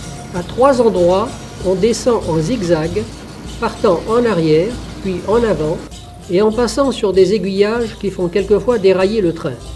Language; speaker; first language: French; native; French